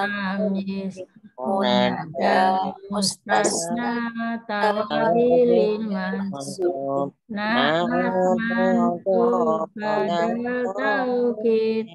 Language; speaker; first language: Arabic; non-native, learner; Indonesian